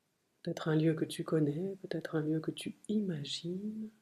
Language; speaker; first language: French; native; French